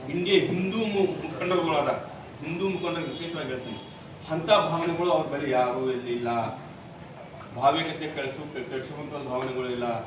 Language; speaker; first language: Kannada; non-native, local second language; Urdu